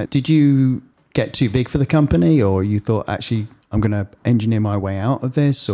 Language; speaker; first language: English; native; English